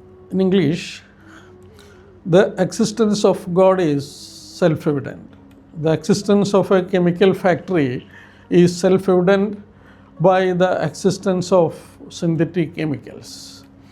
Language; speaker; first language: English; non-native, local second language; Malayalam